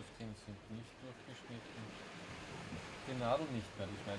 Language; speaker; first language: German; native; German